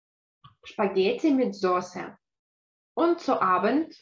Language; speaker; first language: German; non-native, fluent; Russian